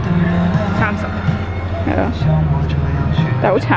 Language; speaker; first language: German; non-native, fluent; Cantonese